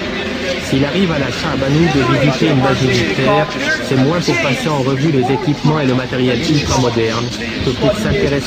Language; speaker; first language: French; native; French